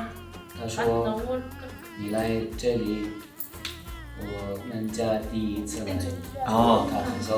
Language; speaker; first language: Chinese; non-native, learner; Turkmen